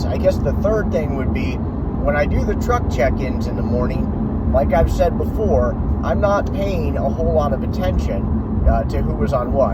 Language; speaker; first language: English; native; English